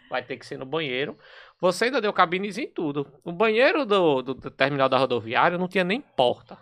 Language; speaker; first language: Portuguese; native; Portuguese